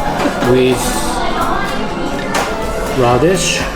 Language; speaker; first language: English; non-native, learner; Japanese